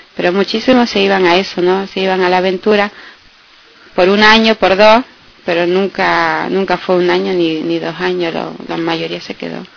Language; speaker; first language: Spanish; early bilingual, heritage; Spanish